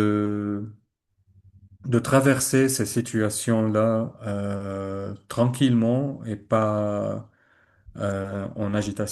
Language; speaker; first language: French; non-native, learner; Arabic